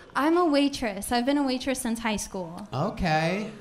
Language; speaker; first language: English; native; English